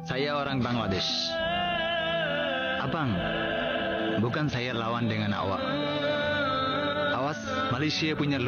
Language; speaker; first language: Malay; non-native, learner; Bangla